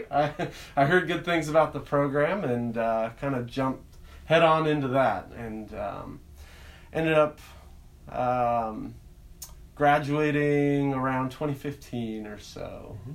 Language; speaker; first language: English; native; English